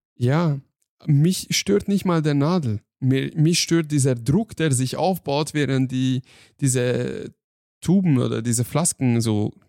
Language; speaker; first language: German; non-native, fluent; Hungarian